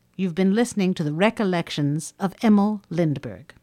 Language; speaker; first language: English; non-native, fluent; Finnish